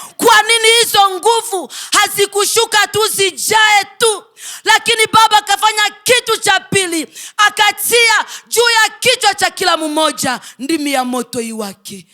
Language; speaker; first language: Swahili; native; Swahili